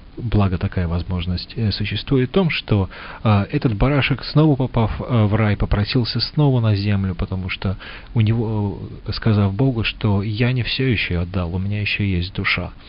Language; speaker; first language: Russian; native; Russian